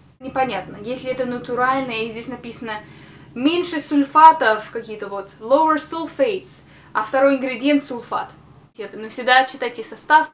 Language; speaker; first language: Russian; early bilingual, heritage; Russian